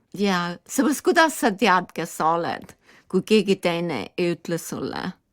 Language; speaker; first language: Estonian; early bilingual, heritage; Estonian